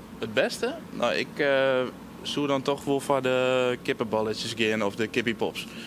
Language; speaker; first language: Dutch; non-native, local second language; Western Frisian